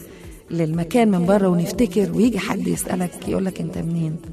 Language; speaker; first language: Arabic; native; Arabic